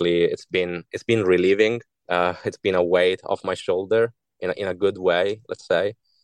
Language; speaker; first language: English; non-native, fluent; Italian